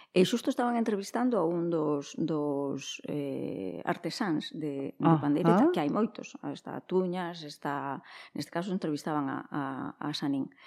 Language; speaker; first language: Galician; native; Galician